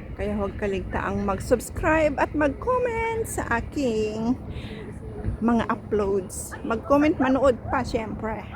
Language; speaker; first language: Filipino; non-native, local second language; Iloko